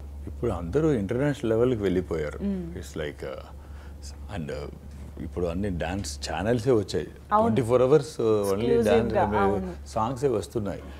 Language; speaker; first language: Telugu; non-native, fluent; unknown